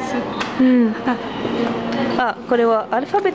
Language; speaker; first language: Japanese; non-native, learner; French